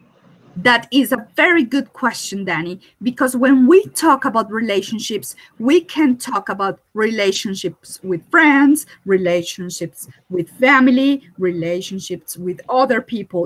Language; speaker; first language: English; non-native, fluent; Spanish